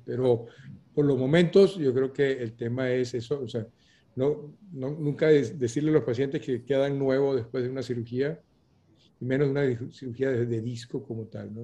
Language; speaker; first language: Spanish; native; Spanish